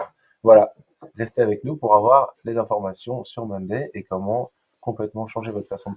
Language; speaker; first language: French; native; French